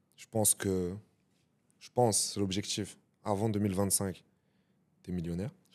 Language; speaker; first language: French; native; French